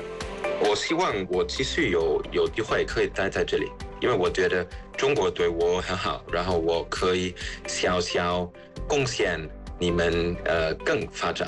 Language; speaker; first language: Chinese; non-native, fluent; German